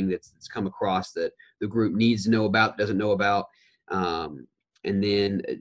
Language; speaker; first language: English; native; English